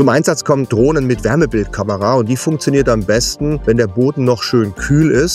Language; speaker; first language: German; native; German